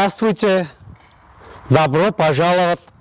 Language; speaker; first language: Russian; non-native, fluent; Armenian